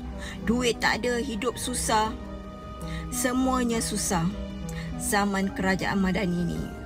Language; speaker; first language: Malay; native; Malay